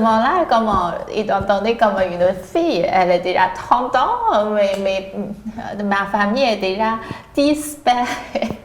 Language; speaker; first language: French; non-native, learner; Chinese